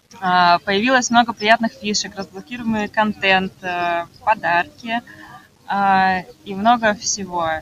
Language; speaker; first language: Russian; native; Russian